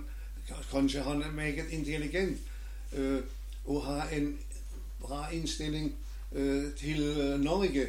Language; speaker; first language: Danish; non-native, learner; German